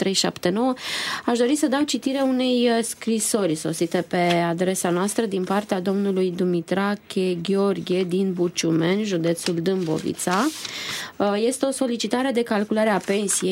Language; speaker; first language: Romanian; native; Romanian